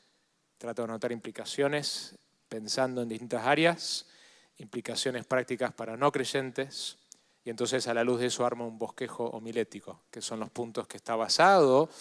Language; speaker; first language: Spanish; native; Spanish